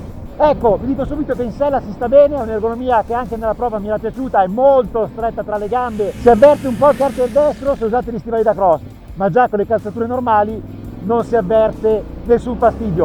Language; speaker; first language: Italian; native; Italian